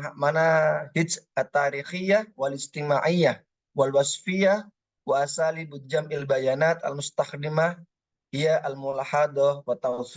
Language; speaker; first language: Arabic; non-native, learner; Indonesian